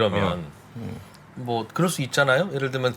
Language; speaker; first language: Korean; native; Korean